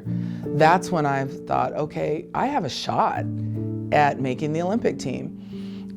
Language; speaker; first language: English; native; English